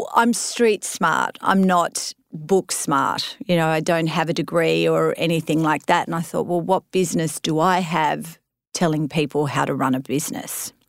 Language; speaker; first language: English; native; English